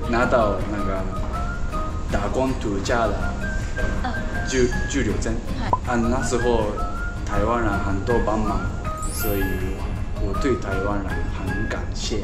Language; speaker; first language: Chinese; non-native, learner; Japanese